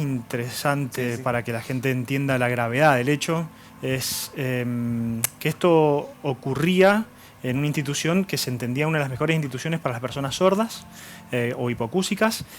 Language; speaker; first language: Spanish; native; Spanish